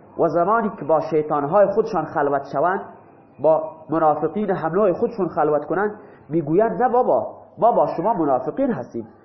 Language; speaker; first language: Persian; non-native, local second language; Baluchi